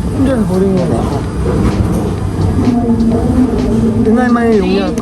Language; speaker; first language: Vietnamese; non-native, learner; Korean